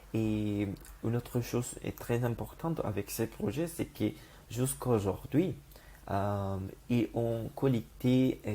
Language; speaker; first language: French; non-native, learner; Spanish